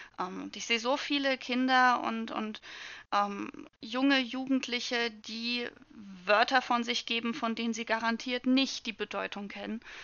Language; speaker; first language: German; native; German